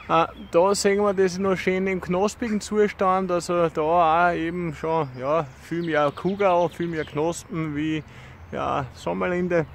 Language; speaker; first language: German; native; German